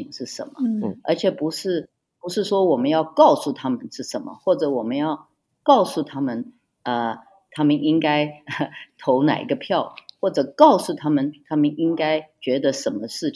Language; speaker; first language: Chinese; early bilingual, heritage; Chinese